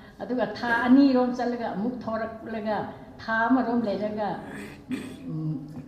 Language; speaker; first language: Manipuri; non-native, local second language; Rongmei Naga